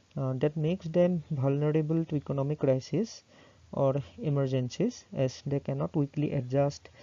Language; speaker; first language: English; non-native, local second language; Assamese